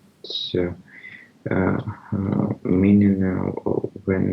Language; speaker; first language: English; non-native, learner; Russian